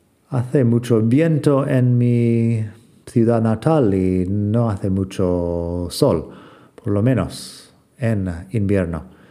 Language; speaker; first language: Spanish; non-native, fluent; English